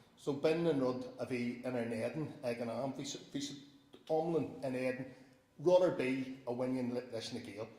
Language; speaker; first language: Irish; non-native, local second language; English